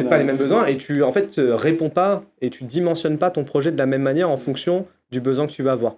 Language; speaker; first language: French; native; French